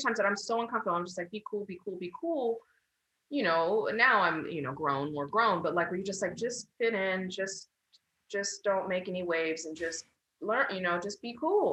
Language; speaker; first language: English; native; English